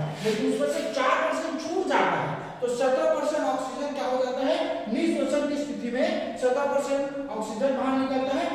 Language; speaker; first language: Hindi; non-native, local second language; Chhattisgarhi